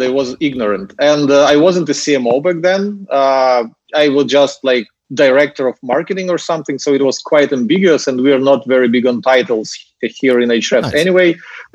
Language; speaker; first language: English; non-native, fluent; Russian